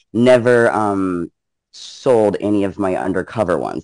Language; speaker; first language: English; native; English